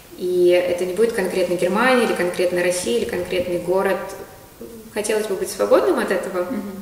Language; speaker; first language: Russian; native; Russian